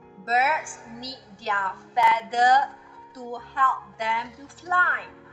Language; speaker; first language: English; non-native, local second language; Chinese